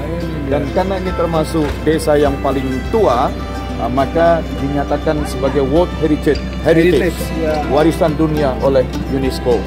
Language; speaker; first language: Indonesian; native; Indonesian